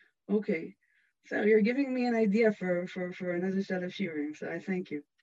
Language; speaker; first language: English; non-native, fluent; Hebrew